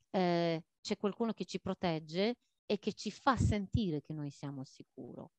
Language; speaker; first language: Italian; non-native, fluent; Maltese